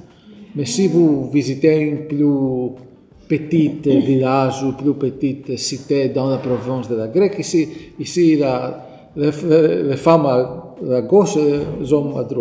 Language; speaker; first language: French; non-native, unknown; Greek